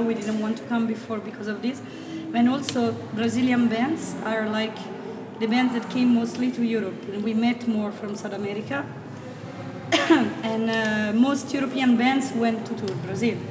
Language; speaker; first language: English; non-native, fluent; Italian